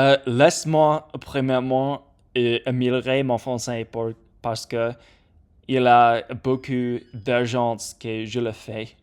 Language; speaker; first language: French; non-native, learner; English